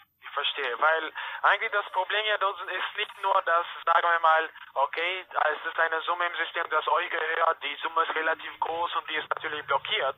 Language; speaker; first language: German; non-native, fluent; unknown